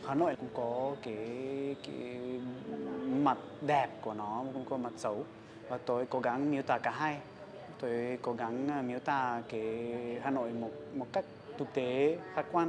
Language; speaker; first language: Vietnamese; non-native, fluent; Serbian